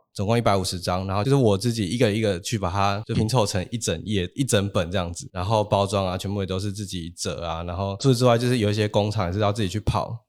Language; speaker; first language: Chinese; non-native, local second language; Min Nan Chinese